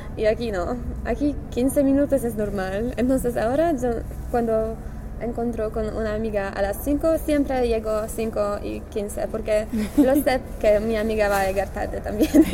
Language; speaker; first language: Spanish; non-native, learner; Polish